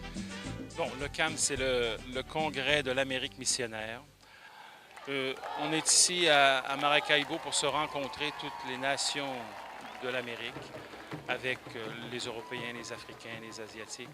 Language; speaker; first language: French; native; French